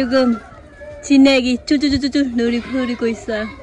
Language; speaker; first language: Korean; non-native, fluent; Khmer